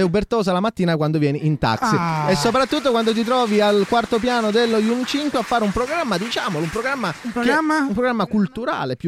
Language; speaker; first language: Italian; native; Italian